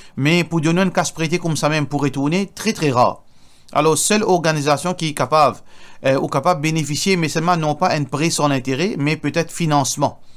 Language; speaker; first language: French; non-native, local second language; Morisyen